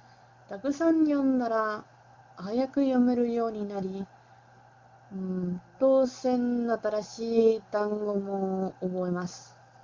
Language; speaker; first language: Japanese; non-native, learner; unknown